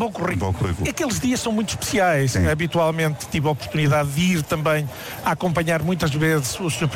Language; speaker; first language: Portuguese; native; Portuguese